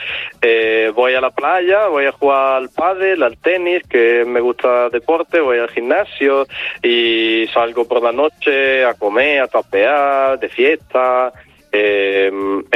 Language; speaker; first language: Spanish; non-native, fluent; Italian